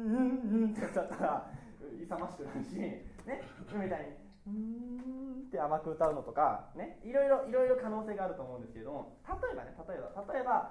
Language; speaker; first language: Japanese; native; Japanese